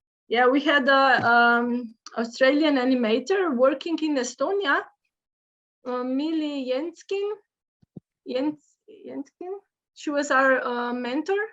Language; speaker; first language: English; non-native, fluent; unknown